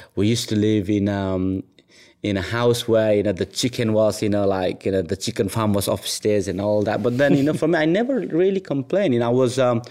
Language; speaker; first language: English; non-native, local second language; Nepali